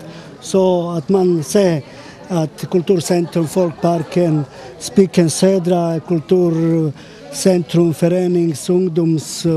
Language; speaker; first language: Swedish; non-native, fluent; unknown